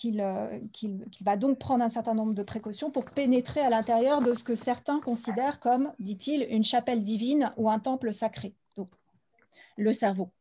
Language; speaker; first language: French; native; French